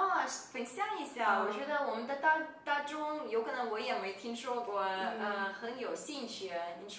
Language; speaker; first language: Chinese; non-native, fluent; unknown